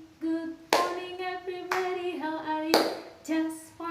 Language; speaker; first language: English; non-native, fluent; Indonesian